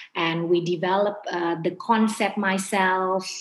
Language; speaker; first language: English; non-native, fluent; Indonesian